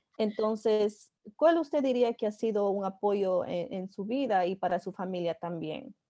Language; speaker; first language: Spanish; native; Spanish